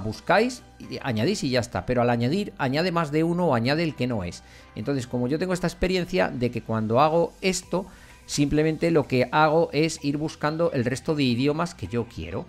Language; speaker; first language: Spanish; native; Spanish